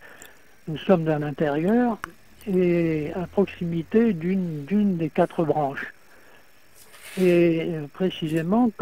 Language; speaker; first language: French; native; French